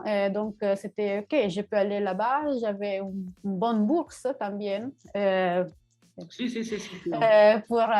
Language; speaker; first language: French; non-native, learner; Italian